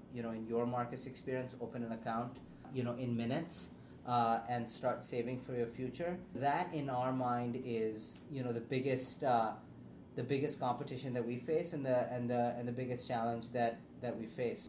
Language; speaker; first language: English; non-native, local second language; Urdu